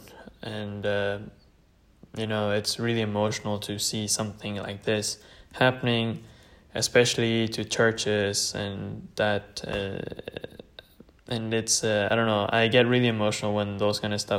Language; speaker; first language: English; non-native, fluent; Tamil